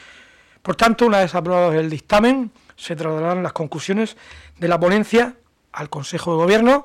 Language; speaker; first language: Spanish; native; Spanish